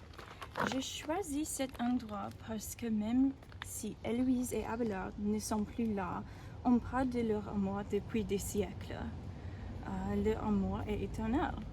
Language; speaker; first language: French; non-native, learner; English